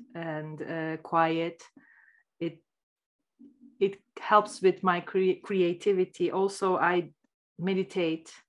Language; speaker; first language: English; non-native, fluent; Turkish